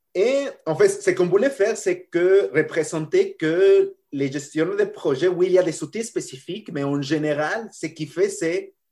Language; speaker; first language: French; non-native, fluent; Spanish